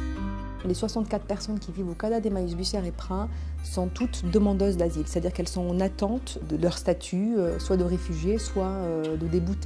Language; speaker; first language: French; native; French